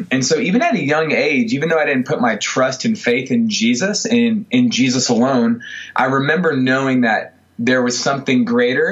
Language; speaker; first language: English; native; English